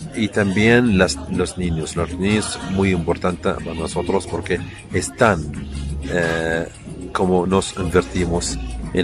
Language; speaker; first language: Spanish; non-native, learner; Arabic